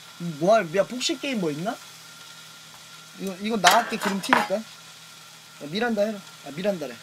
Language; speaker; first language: Korean; native; Korean